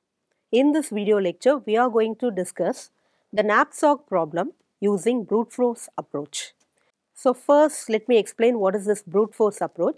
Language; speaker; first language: English; non-native, local second language; Tamil